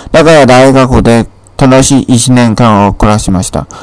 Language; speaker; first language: Japanese; non-native, fluent; Chinese